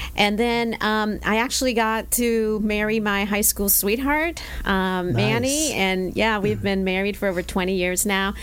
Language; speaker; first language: English; early bilingual, other home language; Spanish